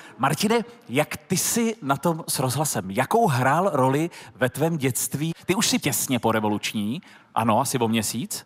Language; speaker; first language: Czech; native; Czech